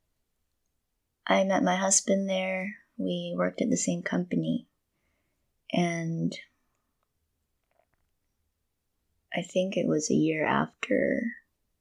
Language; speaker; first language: English; non-native, local second language; Filipino